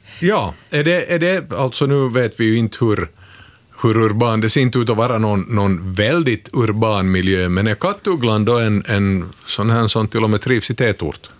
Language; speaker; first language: Swedish; native; Swedish